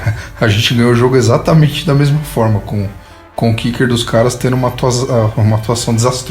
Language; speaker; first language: Portuguese; native; Portuguese